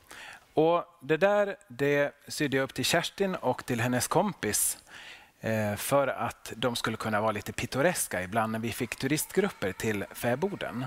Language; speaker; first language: Swedish; non-native, local second language; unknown